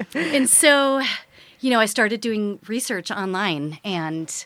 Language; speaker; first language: English; early bilingual, other home language; Dutch